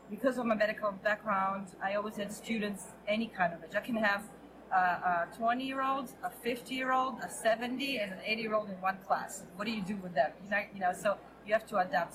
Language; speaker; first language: English; non-native, fluent; Hebrew